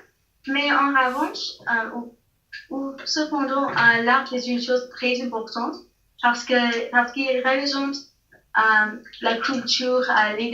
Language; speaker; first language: French; non-native, learner; English